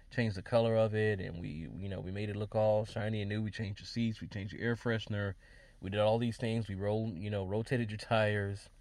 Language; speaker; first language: English; native; English